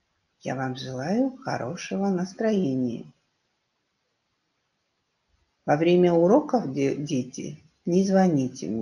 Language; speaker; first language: Russian; non-native, local second language; Kyrgyz